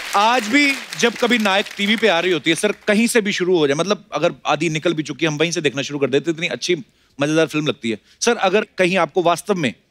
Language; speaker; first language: Hindi; native; Hindi